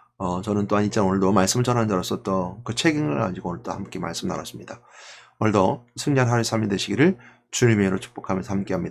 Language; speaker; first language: Korean; native; Korean